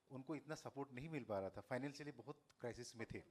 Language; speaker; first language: Hindi; non-native, local second language; Assamese